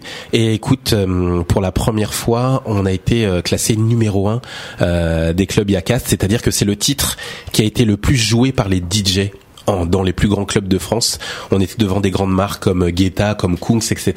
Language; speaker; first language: French; native; French